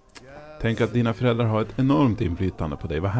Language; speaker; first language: Swedish; native; Swedish